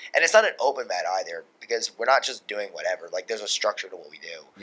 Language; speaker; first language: English; native; English